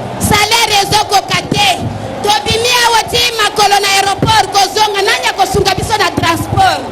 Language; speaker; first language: Lingala; non-native, local second language; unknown